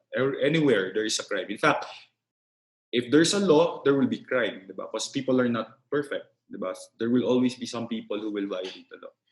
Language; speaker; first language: English; non-native, local second language; Filipino